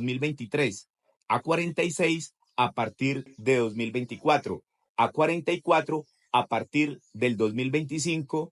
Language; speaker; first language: Spanish; native; Spanish